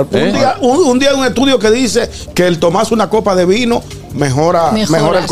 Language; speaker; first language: Spanish; native; Spanish